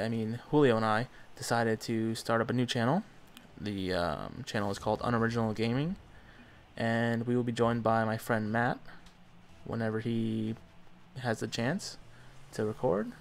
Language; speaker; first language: English; native; English